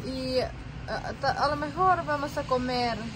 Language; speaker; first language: Spanish; non-native, learner; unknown